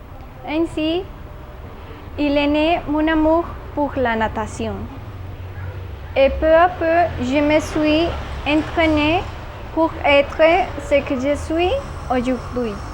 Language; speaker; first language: French; non-native, learner; Spanish